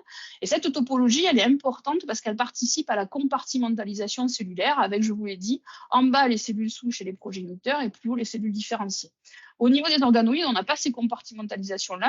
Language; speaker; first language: French; native; French